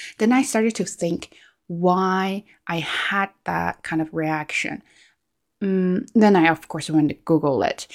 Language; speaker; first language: English; non-native, fluent; Chinese